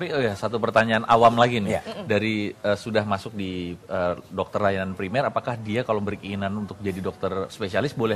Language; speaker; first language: Indonesian; native; Indonesian